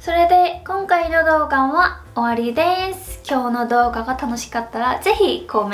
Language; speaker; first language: Japanese; non-native, fluent; Korean